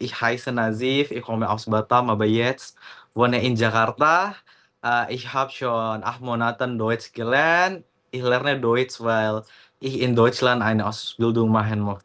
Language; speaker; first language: German; non-native, learner; Indonesian